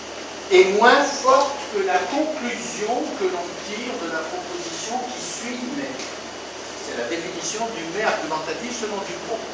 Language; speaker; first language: French; native; French